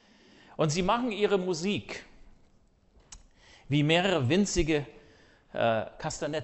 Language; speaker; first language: German; non-native, fluent; English